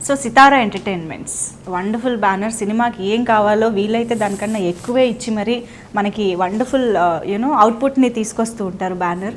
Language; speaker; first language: Telugu; native; Telugu